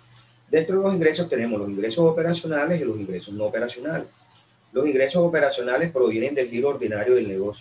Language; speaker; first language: Spanish; native; Spanish